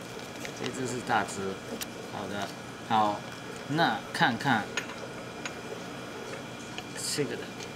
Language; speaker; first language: Chinese; non-native, learner; Japanese